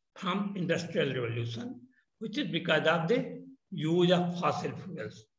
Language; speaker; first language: English; non-native, local second language; Hindi